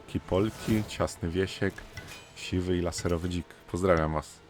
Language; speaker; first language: Polish; native; Polish